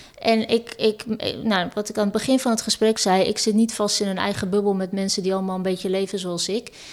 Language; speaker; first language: Dutch; early bilingual, other home language; Turkish